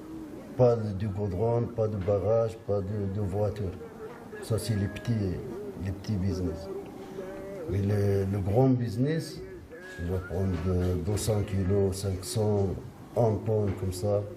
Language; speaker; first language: French; non-native, learner; Arabic